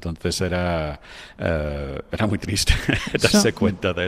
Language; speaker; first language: Spanish; non-native, fluent; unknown